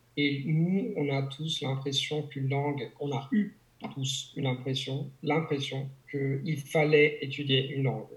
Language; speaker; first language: French; non-native, fluent; Italian